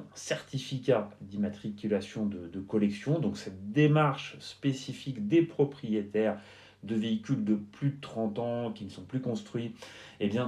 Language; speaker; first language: French; native; French